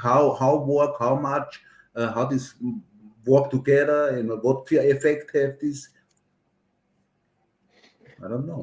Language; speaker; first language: English; non-native, learner; German